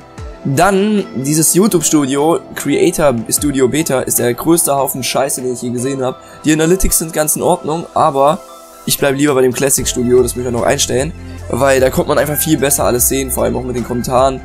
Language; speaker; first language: German; native; German